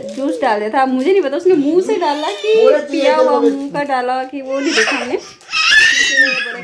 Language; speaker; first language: Hindi; native; Hindi